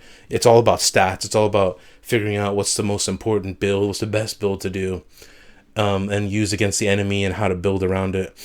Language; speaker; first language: English; native; English